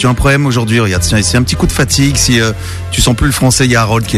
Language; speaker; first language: French; native; French